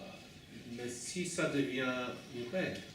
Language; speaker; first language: French; non-native, fluent; English